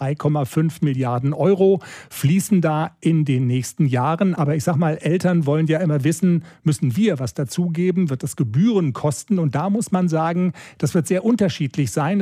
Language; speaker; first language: German; native; German